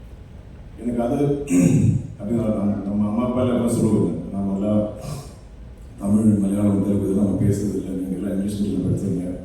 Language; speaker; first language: Tamil; non-native, fluent; Malayalam